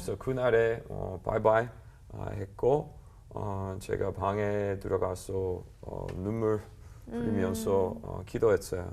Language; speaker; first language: Korean; non-native, learner; English